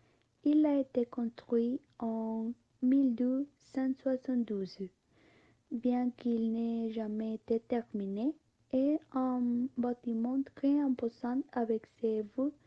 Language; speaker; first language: French; non-native, learner; Spanish